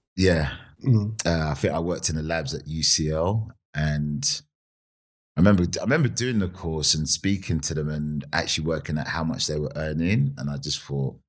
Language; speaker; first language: English; native; English